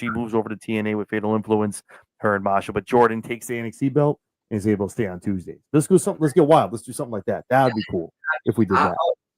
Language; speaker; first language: English; native; English